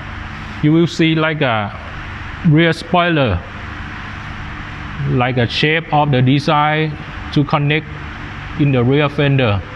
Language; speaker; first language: English; non-native, learner; Thai